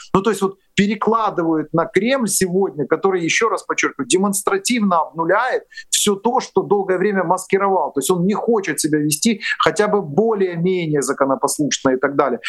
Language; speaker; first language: Russian; non-native, local second language; Ukrainian